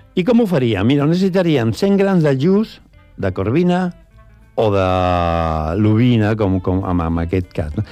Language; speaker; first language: Catalan; non-native, local second language; Spanish